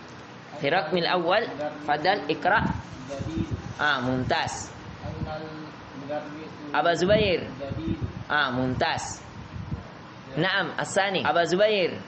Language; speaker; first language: Arabic; non-native, fluent; Indonesian